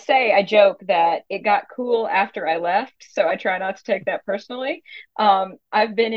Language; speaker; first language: English; native; English